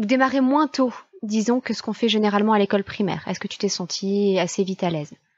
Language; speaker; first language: French; native; French